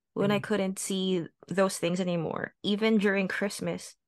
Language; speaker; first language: English; non-native, local second language; Filipino